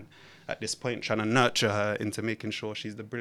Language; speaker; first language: English; native; English